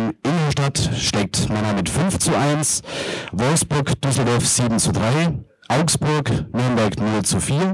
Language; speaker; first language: German; native; German